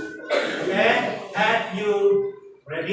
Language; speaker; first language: English; non-native, learner; Indonesian